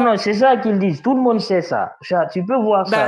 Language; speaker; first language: French; non-native, learner; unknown